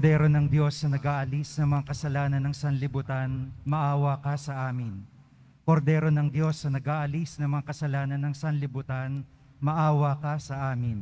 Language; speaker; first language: Filipino; native; Filipino